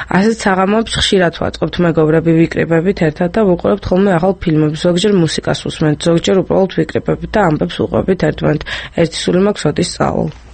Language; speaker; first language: Georgian; early bilingual, other home language; French